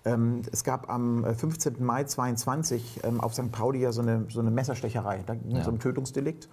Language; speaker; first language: German; native; German